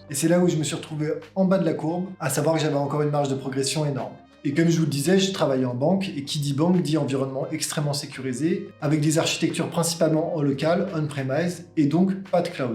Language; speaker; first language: French; native; French